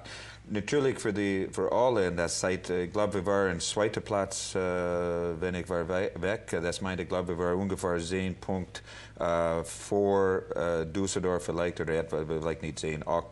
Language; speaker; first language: German; non-native, learner; English